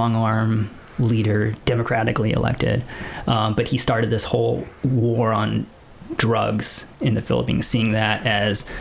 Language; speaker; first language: English; early bilingual, other home language; Filipino